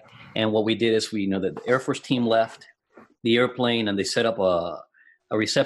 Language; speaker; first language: English; non-native, fluent; Spanish